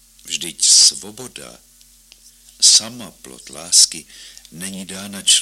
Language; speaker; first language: Czech; native; Czech